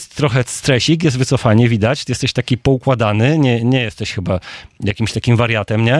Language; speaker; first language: Polish; native; Polish